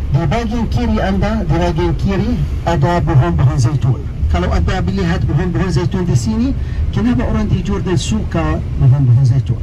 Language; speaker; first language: Indonesian; non-native, learner; Arabic